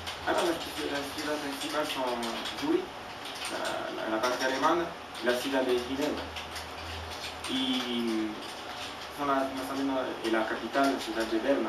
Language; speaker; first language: Spanish; non-native, fluent; French